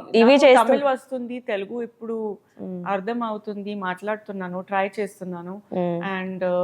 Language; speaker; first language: Telugu; non-native, learner; Hindi